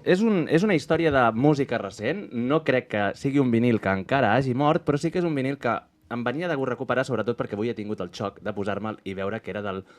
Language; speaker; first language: Catalan; native; Catalan